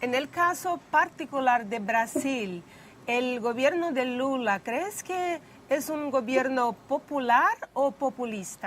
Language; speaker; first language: Spanish; non-native, fluent; Portuguese